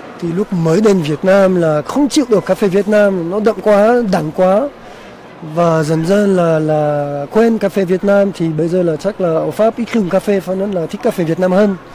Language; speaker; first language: Vietnamese; non-native, fluent; French